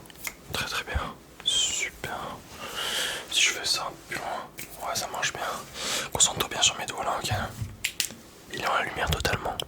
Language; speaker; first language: French; native; French